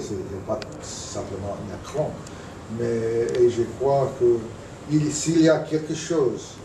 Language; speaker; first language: French; non-native, fluent; English